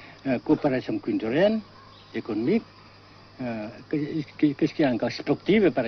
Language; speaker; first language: French; non-native, local second language; Vietnamese